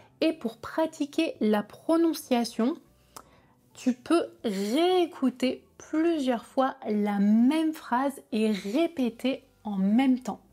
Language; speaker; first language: French; native; French